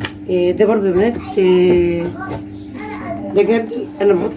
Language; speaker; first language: Arabic; native; Arabic